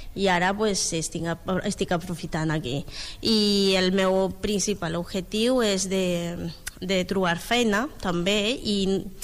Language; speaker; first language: Catalan; non-native, learner; Spanish